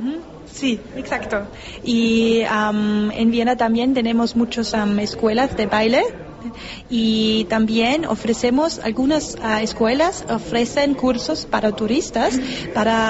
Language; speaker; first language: Spanish; non-native, learner; German